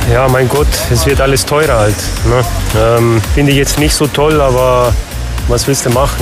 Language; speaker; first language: German; native; German